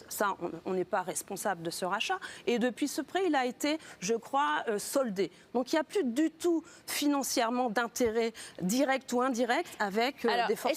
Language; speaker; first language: French; native; French